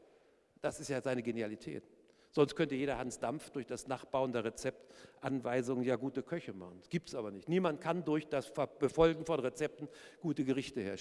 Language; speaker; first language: German; native; German